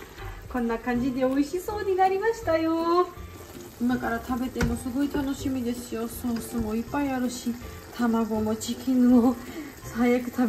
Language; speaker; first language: Japanese; non-native, learner; Georgian